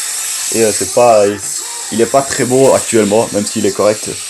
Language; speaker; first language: French; native; French